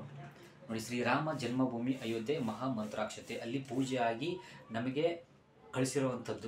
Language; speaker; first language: Kannada; native; Kannada